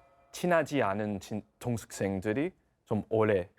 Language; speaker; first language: Korean; non-native, fluent; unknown